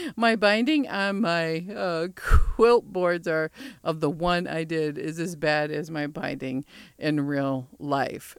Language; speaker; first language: English; native; English